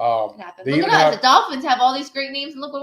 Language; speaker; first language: English; native; English